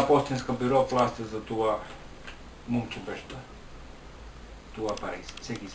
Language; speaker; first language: Bulgarian; non-native, learner; Finnish